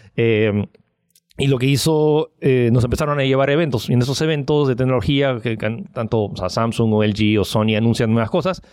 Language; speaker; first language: Spanish; early bilingual, other home language; French